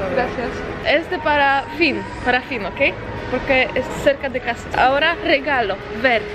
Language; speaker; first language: Spanish; non-native, learner; Polish